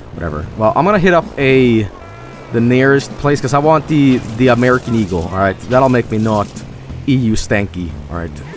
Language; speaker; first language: English; non-native, fluent; Swedish